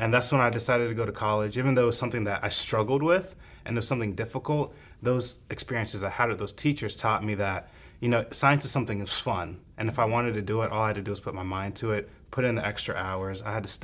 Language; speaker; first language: English; native; English